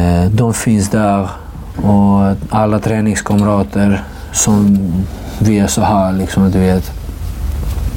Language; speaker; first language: Swedish; non-native, fluent; Georgian